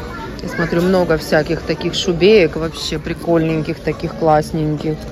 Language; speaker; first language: Russian; native; Russian